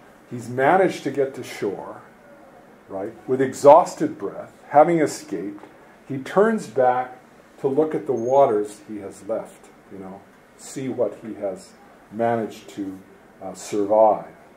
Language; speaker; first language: English; native; English